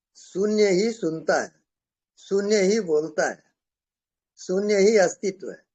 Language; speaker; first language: Hindi; native; Hindi